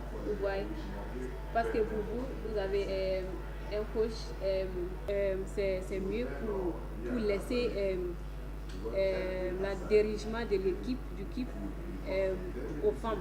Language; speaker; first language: French; non-native, learner; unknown